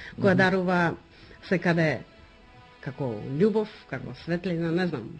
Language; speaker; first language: Macedonian; non-native, fluent; Armenian